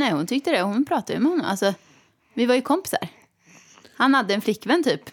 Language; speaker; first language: Swedish; native; Swedish